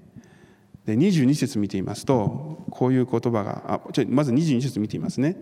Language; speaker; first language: Japanese; non-native, fluent; Korean